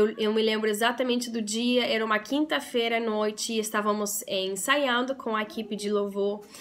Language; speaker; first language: Portuguese; non-native, fluent; English